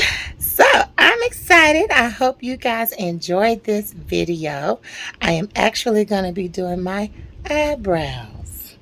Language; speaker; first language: English; native; English